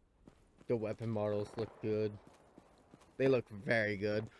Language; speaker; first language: English; native; English